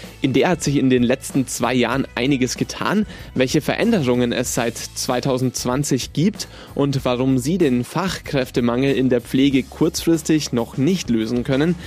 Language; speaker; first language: German; native; German